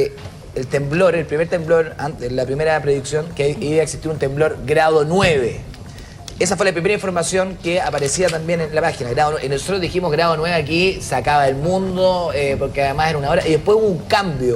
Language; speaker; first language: Spanish; native; Spanish